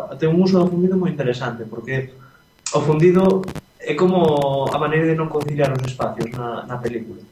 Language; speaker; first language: Galician; non-native, local second language; Spanish